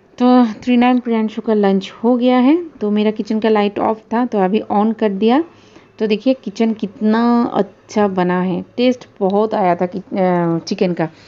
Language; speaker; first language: Hindi; non-native, local second language; Bangla